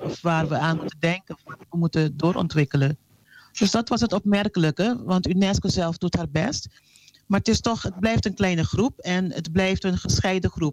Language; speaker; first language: Dutch; non-native, local second language; Papiamento